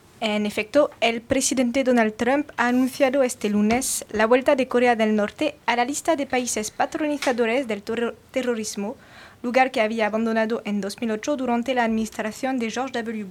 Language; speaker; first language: Spanish; non-native, fluent; French